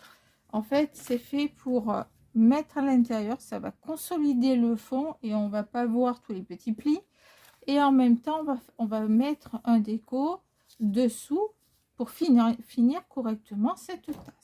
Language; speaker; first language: French; native; French